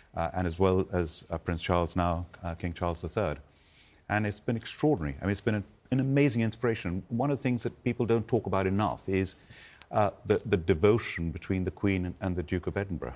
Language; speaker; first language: English; non-native, local second language; Gujarati